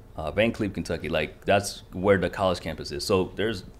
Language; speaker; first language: English; early bilingual, other home language; Kinyarwanda